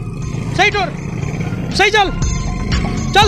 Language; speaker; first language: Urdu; non-native, local second language; Punjabi